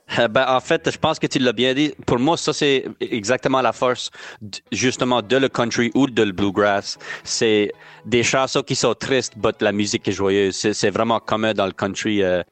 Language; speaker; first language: French; native; French